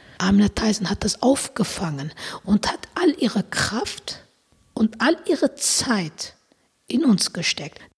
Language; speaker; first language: German; non-native, fluent; Turkish